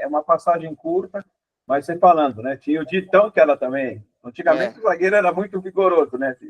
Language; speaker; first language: Portuguese; native; Portuguese